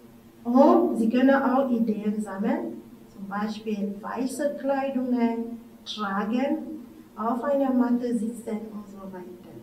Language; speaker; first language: German; non-native, fluent; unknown